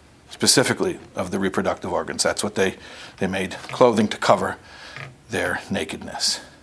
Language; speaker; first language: English; native; English